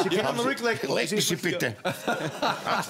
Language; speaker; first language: German; native; German